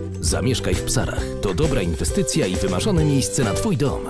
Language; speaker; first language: Polish; native; Polish